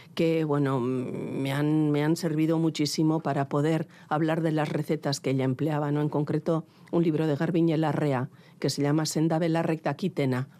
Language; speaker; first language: Spanish; non-native, local second language; Basque